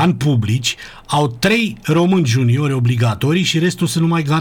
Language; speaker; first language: Romanian; native; Romanian